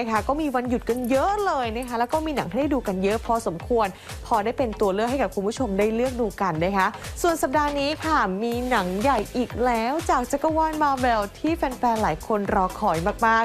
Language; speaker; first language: Thai; native; Thai